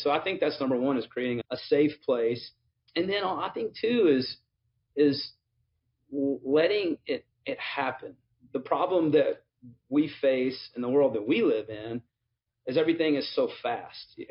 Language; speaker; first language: English; native; English